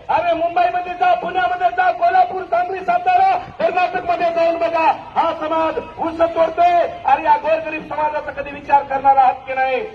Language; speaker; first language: Marathi; non-native, local second language; Lambadi